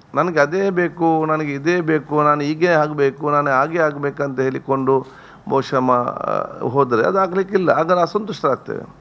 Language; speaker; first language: Kannada; non-native, local second language; Badaga